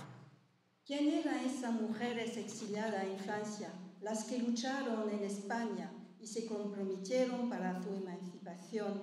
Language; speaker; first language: Spanish; early bilingual, heritage; French